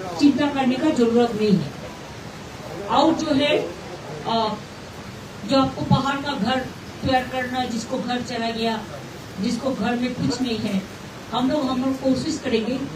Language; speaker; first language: Hindi; non-native, local second language; Bangla